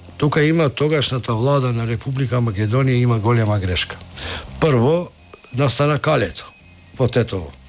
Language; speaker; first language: Macedonian; non-native, local second language; Albanian